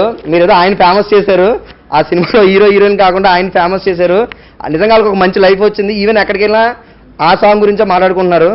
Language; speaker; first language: Telugu; native; Telugu